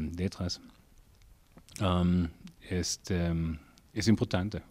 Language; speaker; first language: Spanish; non-native, learner; German